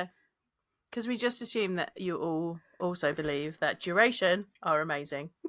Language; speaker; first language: English; native; English